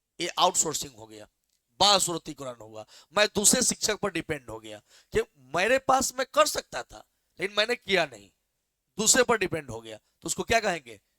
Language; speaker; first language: Hindi; native; Hindi